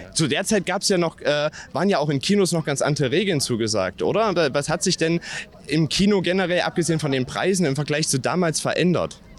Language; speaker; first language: German; native; German